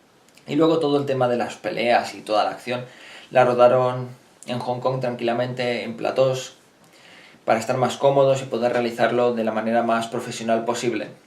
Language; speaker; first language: Spanish; native; Spanish